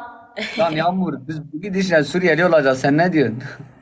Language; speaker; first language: Turkish; native; Turkish